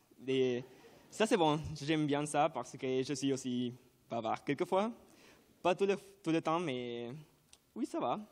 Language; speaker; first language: French; non-native, learner; Spanish